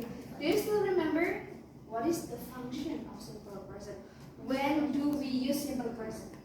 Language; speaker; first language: English; non-native, learner; Indonesian